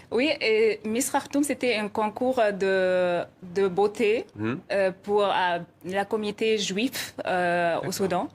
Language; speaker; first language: French; non-native, fluent; Arabic